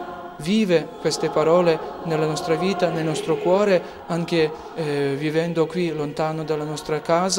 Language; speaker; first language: Italian; non-native, fluent; Ukrainian